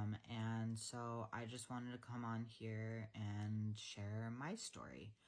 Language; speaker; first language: English; native; English